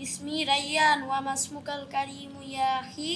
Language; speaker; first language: Arabic; non-native, learner; Bangla